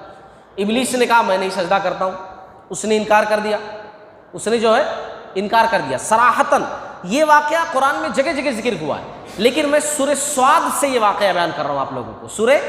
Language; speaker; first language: Urdu; native; Urdu